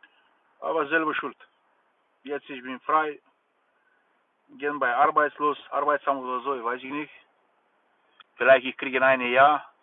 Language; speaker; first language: German; non-native, learner; Bulgarian